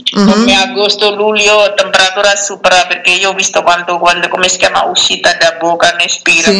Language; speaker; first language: Italian; non-native, learner; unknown